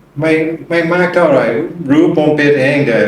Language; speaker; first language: Thai; non-native, learner; English